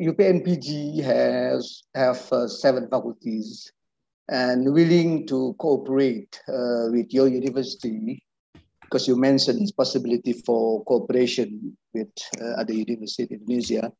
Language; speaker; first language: English; non-native, fluent; Indonesian